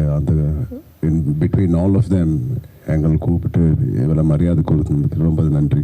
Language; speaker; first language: Tamil; non-native, learner; Telugu